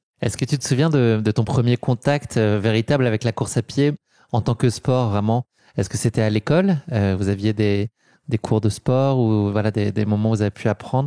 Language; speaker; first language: French; native; French